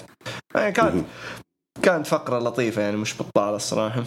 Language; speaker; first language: Arabic; native; Arabic